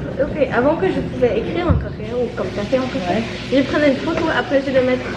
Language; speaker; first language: French; non-native, local second language; English